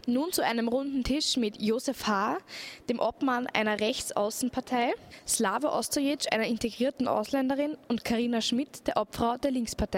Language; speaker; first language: German; native; German